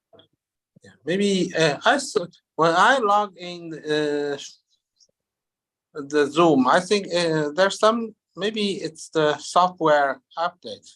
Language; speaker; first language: English; non-native, learner; Chinese